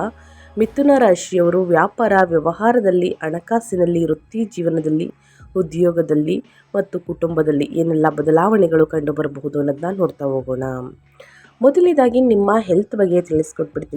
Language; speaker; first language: Kannada; native; Kannada